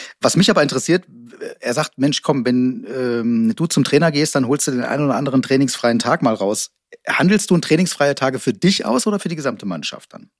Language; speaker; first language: German; native; German